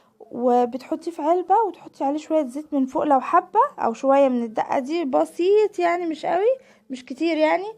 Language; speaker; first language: Arabic; native; Arabic